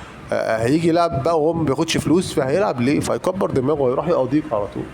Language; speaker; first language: Arabic; native; Arabic